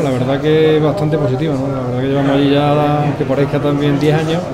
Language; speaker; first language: Spanish; native; Spanish